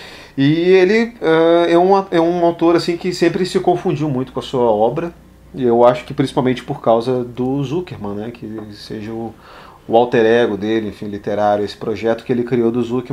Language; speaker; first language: Portuguese; native; Portuguese